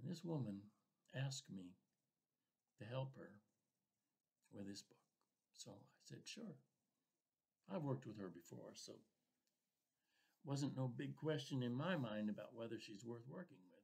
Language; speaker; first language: English; native; English